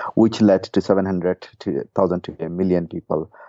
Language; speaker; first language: English; non-native, fluent; Burmese